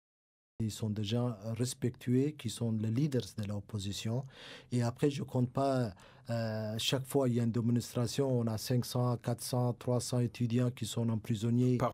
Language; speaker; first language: French; non-native, local second language; Somali